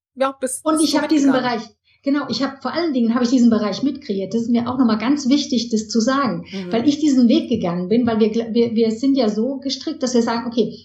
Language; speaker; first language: German; early bilingual, heritage; German